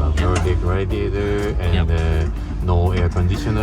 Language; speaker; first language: English; non-native, learner; Japanese